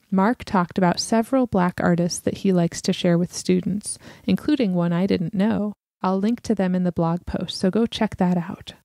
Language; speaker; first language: English; native; English